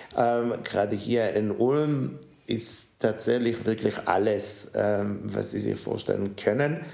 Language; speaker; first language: German; non-native, fluent; Hebrew